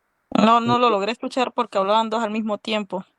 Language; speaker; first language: Spanish; native; Spanish